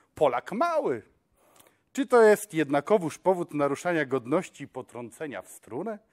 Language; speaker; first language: Polish; non-native, local second language; Kashubian